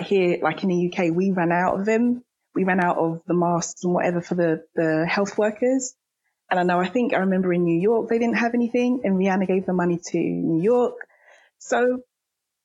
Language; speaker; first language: English; native; English